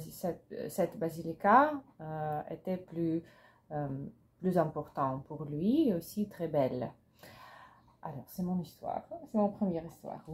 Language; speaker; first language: French; non-native, learner; Russian